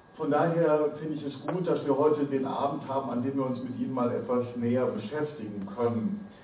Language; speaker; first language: German; native; German